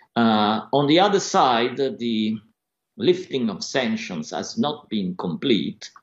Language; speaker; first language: English; non-native, fluent; Italian